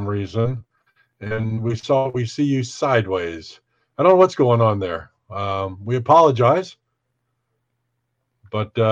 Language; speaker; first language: English; native; English